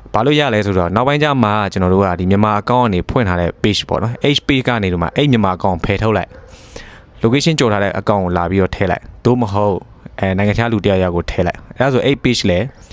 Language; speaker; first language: Burmese; non-native, local second language; Shan